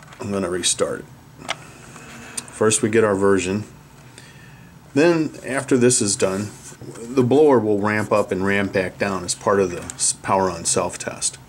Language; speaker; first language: English; native; English